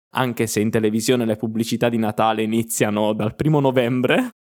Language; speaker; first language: Italian; native; Italian